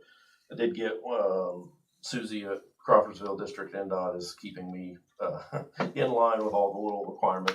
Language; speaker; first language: English; native; English